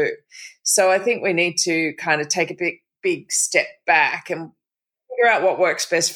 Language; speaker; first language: English; native; English